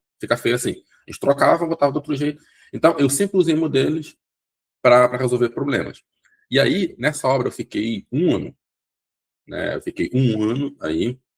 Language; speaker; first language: Portuguese; non-native, local second language; Kabuverdianu